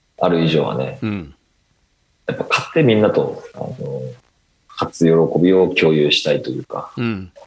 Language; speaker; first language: Japanese; native; Japanese